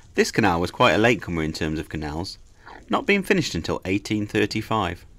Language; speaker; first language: English; native; English